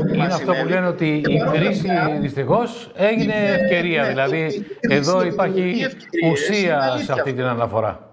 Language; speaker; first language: Greek; native; Greek